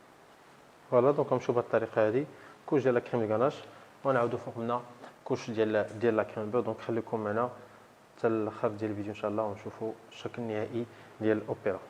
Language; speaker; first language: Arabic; native; Arabic